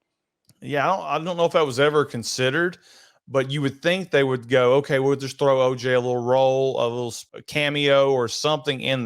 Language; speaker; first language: English; native; English